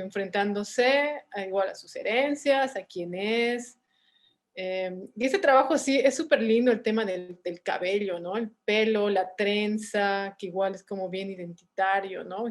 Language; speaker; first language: Spanish; native; Spanish